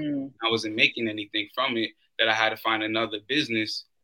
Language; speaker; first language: English; native; English